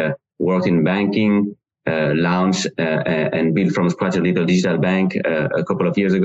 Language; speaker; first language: English; non-native, fluent; French